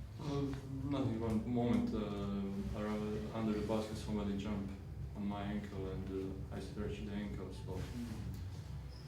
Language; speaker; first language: English; non-native, fluent; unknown